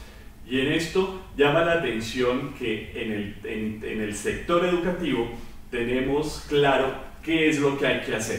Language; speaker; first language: Spanish; native; Spanish